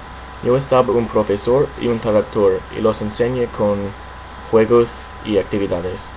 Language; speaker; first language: Spanish; non-native, learner; English